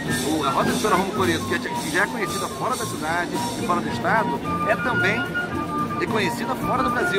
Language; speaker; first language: Portuguese; native; Portuguese